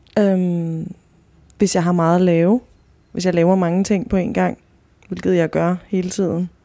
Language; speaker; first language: Danish; early bilingual, other home language; Spanish